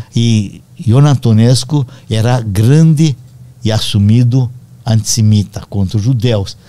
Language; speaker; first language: Portuguese; non-native, fluent; Romanian